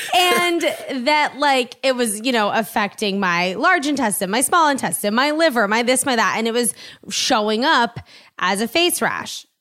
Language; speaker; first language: English; native; English